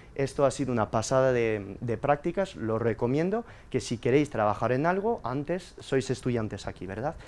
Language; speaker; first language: Spanish; early bilingual, heritage; French